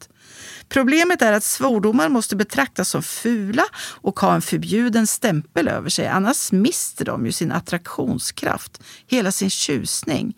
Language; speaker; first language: Swedish; native; Swedish